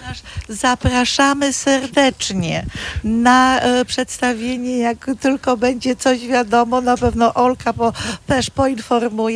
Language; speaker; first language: Polish; non-native, local second language; Kashubian